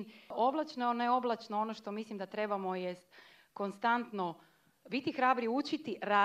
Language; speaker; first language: Croatian; native; Croatian